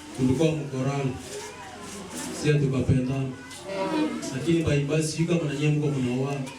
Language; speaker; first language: Swahili; native; Swahili